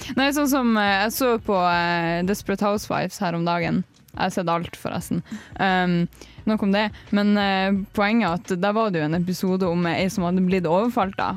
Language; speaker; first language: Norwegian; native; Norwegian